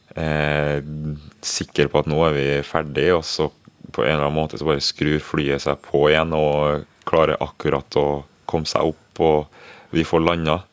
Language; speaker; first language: Norwegian; early bilingual, other home language; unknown